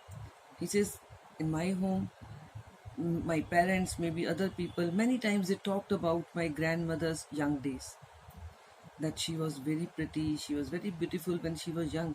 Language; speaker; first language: English; non-native, local second language; Hindi